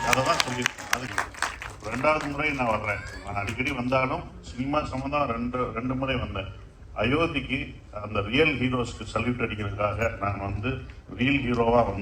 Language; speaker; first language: Tamil; native; Tamil